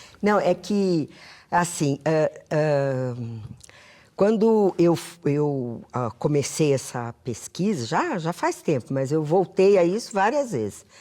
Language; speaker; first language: Portuguese; native; Portuguese